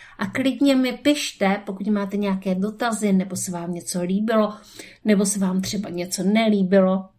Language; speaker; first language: Czech; native; Czech